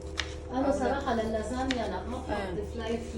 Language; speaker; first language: Arabic; native; Arabic